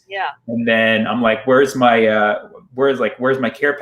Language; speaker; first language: English; early bilingual, other home language; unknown